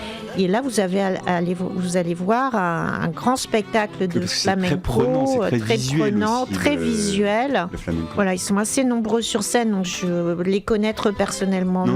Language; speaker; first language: French; native; French